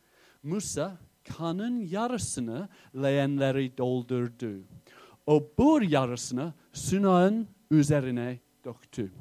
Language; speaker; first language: Turkish; non-native, fluent; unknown